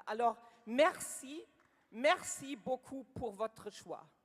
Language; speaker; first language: French; non-native, learner; German